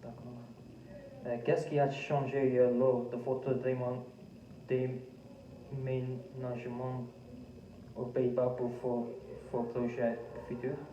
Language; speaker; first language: French; non-native, fluent; Dutch